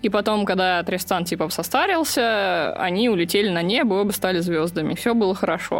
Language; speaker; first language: Russian; native; Russian